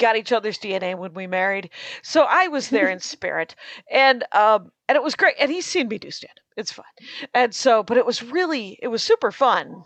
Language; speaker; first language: English; native; English